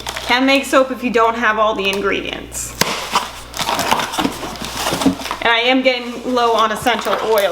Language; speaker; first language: English; native; English